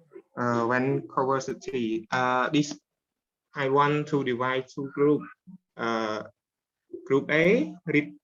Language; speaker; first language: English; non-native, learner; Khmer